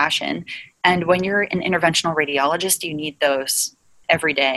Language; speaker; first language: English; native; English